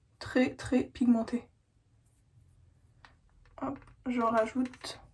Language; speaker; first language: French; native; French